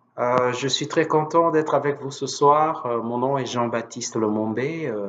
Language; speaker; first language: French; non-native, local second language; Lingala